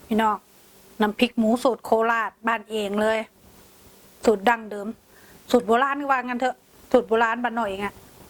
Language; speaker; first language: Thai; native; Thai